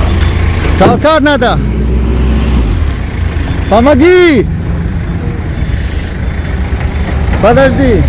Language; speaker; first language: Russian; non-native, local second language; Tajik